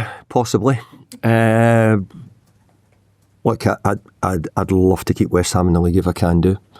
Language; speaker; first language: English; native; English